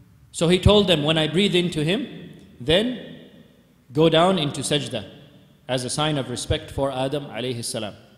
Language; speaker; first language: English; native; English